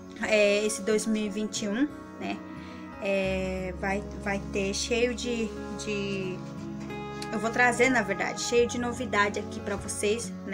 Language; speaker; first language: Portuguese; non-native, local second language; Guarani